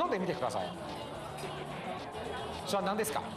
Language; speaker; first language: Japanese; non-native, fluent; Chinese